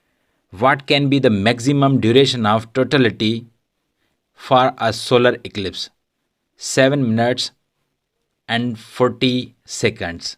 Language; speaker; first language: English; non-native, local second language; Urdu